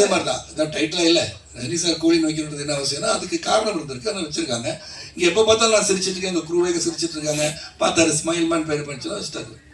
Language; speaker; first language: Tamil; native; Tamil